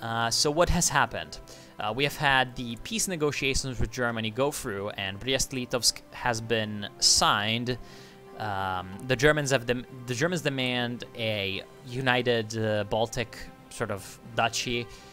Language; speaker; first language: English; native; English